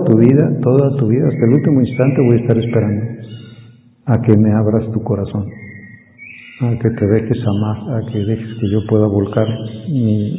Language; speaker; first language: Spanish; native; Spanish